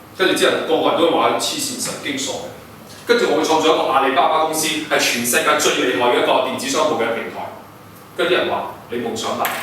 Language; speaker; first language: Cantonese; early bilingual, heritage; Cantonese